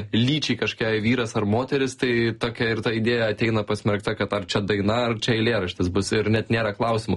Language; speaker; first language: Lithuanian; native; Lithuanian